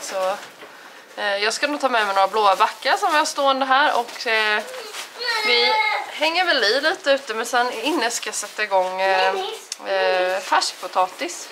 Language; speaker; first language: Swedish; native; Swedish